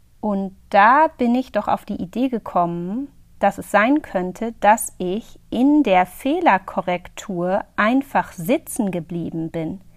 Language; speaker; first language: German; native; German